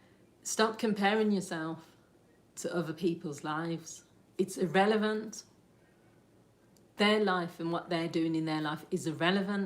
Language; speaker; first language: English; native; English